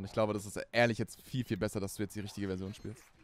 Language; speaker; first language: German; native; German